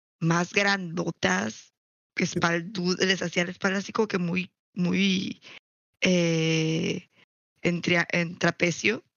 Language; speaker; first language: Spanish; native; Spanish